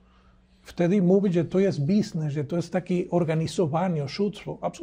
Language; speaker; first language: Polish; non-native, learner; Spanish